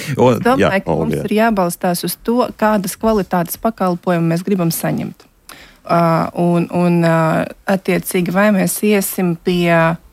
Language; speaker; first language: Latvian; non-native, local second language; Russian